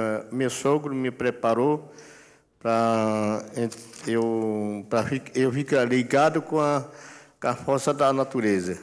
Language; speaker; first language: Portuguese; non-native, local second language; Yanomámi